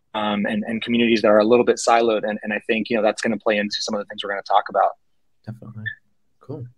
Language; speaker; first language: English; early bilingual, other home language; Spanish